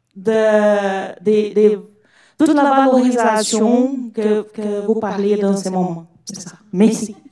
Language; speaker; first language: French; non-native, learner; Portuguese